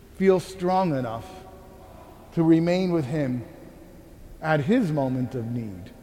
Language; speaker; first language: English; early bilingual, other home language; Spanish